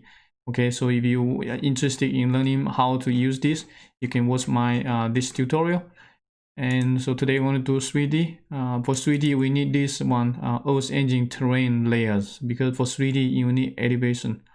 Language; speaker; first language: English; non-native, fluent; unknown